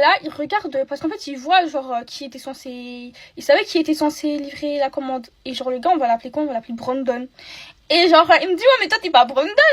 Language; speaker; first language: French; native; French